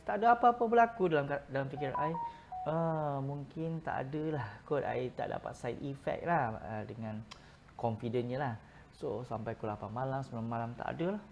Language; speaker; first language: Malay; early bilingual, other home language; Filipino